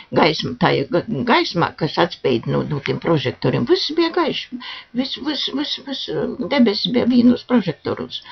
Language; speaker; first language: Latvian; native; Latvian